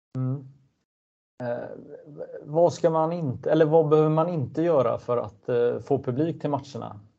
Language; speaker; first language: Swedish; native; Swedish